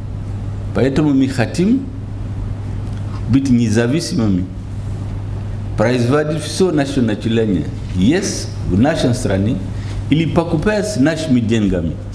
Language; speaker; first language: Russian; non-native, learner; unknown